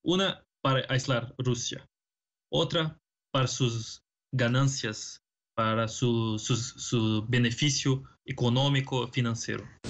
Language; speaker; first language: Spanish; non-native, fluent; Portuguese